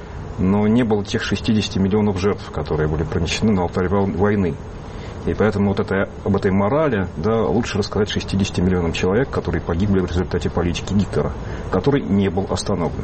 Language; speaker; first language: Russian; native; Russian